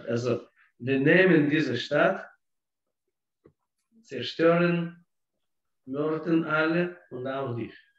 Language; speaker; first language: German; non-native, fluent; Russian